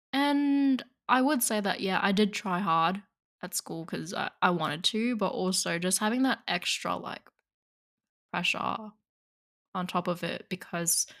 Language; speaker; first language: English; non-native, local second language; Vietnamese